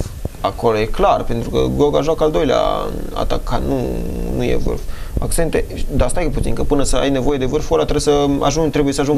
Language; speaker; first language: Romanian; native; Romanian